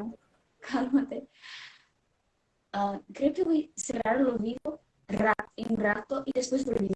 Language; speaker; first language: Spanish; non-native, fluent; Portuguese